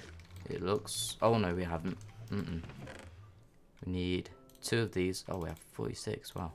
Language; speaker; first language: English; native; English